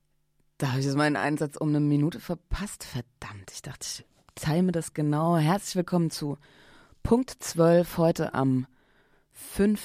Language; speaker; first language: German; native; German